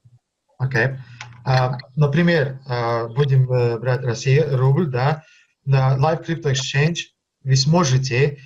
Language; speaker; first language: Russian; early bilingual, heritage; Russian